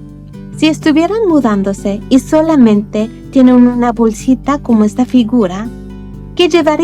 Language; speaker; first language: Spanish; early bilingual, other home language; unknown